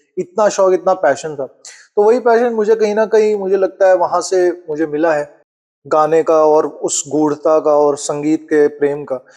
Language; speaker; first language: Hindi; native; Hindi